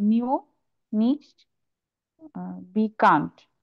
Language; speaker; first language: German; non-native, learner; Bangla